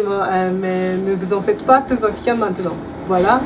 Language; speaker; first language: French; non-native, fluent; Japanese